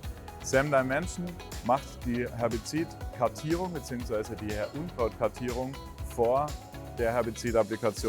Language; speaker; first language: German; native; German